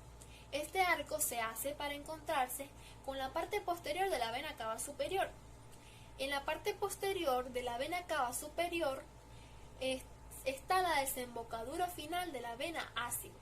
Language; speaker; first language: Spanish; native; Spanish